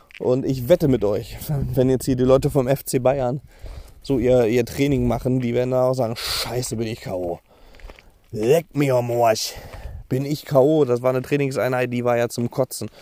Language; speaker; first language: German; native; German